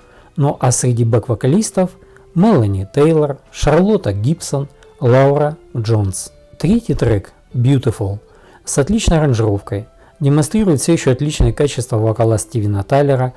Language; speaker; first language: Russian; native; Russian